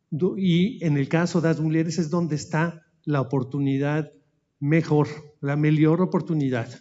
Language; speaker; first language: Spanish; native; Spanish